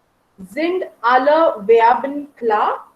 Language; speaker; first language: German; non-native, fluent; Marathi